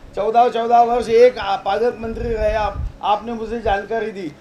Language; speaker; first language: Hindi; non-native, local second language; Marathi